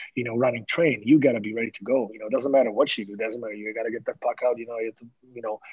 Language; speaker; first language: English; non-native, fluent; Slovak